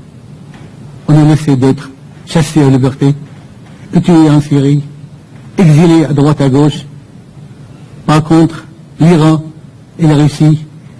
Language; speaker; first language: French; non-native, fluent; Persian